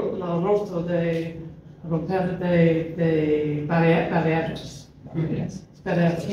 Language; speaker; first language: Spanish; non-native, fluent; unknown